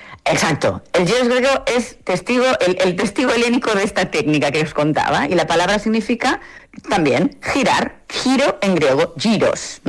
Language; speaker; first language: Spanish; native; Spanish